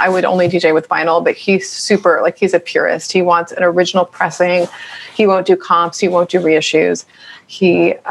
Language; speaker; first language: English; native; English